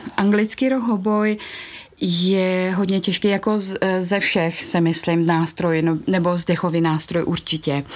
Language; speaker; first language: Czech; non-native, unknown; Mongolian